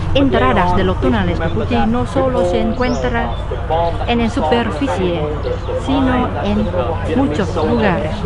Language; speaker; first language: Spanish; non-native, fluent; Vietnamese